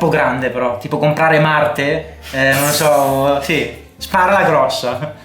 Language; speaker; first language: Italian; native; Italian